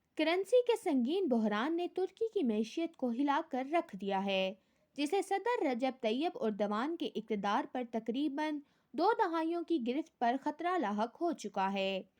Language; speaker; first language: Urdu; native; Urdu